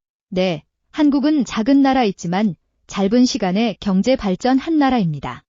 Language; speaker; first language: Korean; non-native, learner; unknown